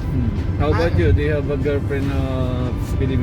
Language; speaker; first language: English; non-native, local second language; Filipino